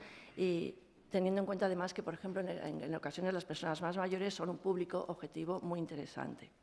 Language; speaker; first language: Spanish; native; Spanish